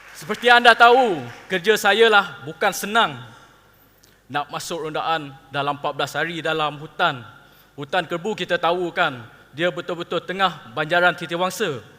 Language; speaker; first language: Malay; non-native, local second language; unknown